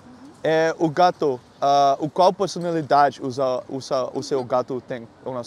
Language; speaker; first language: Portuguese; non-native, learner; Dutch